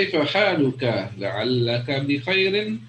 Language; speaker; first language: Arabic; non-native, fluent; English